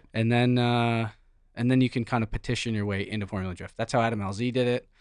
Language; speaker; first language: English; native; English